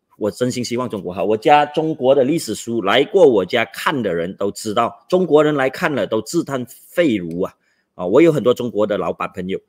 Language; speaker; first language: Chinese; native; Chinese